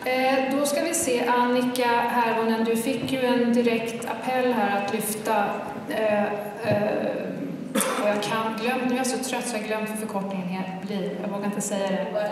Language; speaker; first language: Swedish; native; Swedish